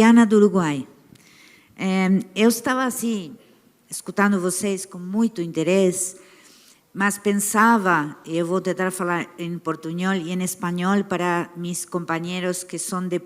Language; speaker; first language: Portuguese; non-native, fluent; Spanish